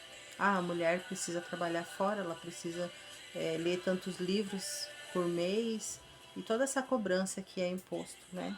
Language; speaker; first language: Portuguese; native; Portuguese